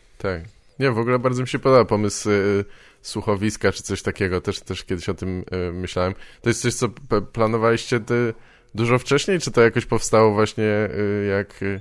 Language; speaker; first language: Polish; native; Polish